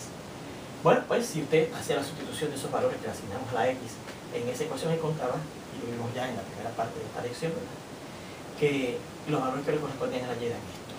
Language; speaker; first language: Spanish; native; Spanish